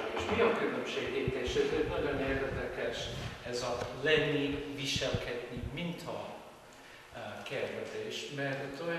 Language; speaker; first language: Hungarian; non-native, fluent; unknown